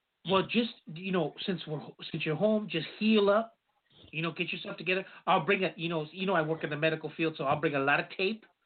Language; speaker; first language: English; native; English